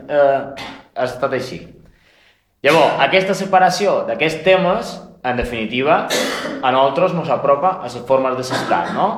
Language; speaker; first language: Catalan; native; Catalan